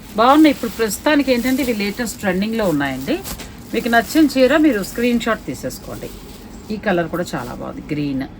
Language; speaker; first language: Telugu; native; Telugu